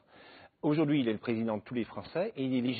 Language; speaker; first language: French; native; French